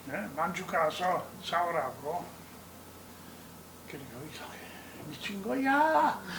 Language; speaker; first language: Korean; non-native, learner; English